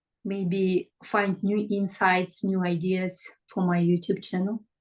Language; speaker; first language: English; non-native, fluent; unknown